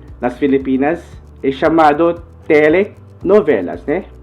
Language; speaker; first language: Portuguese; non-native, learner; Filipino